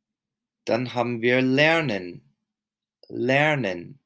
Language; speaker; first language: German; non-native, fluent; English